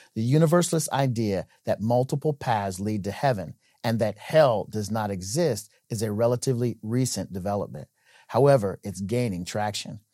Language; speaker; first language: English; native; English